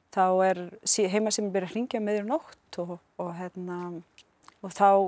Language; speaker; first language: Icelandic; non-native, fluent; Arabic